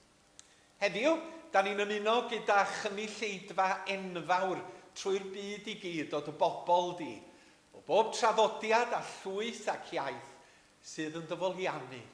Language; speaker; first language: Welsh; native; Welsh